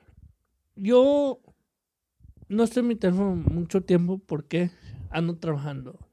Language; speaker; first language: Spanish; native; Spanish